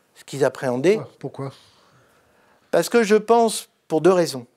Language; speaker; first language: French; native; French